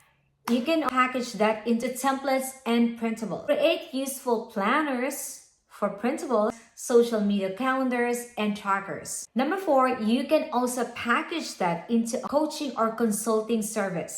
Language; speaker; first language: English; non-native, local second language; Filipino